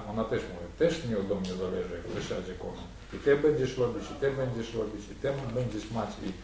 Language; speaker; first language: Polish; non-native, learner; Russian